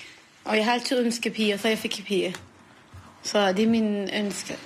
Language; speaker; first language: Danish; non-native, learner; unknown